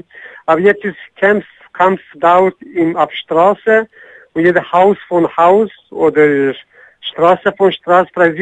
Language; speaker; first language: German; non-native, learner; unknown